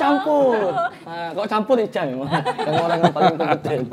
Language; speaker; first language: Indonesian; native; Indonesian